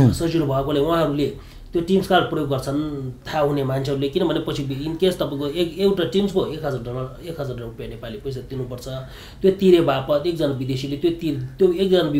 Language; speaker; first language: Nepali; non-native, local second language; Sherpa